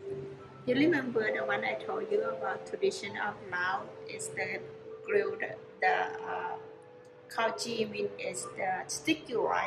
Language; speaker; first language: English; non-native, learner; Lao